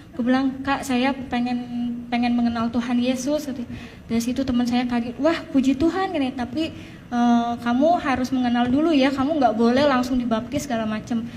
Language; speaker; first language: Indonesian; native; Indonesian